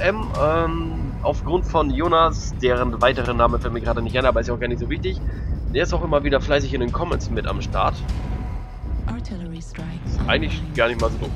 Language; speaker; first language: German; native; German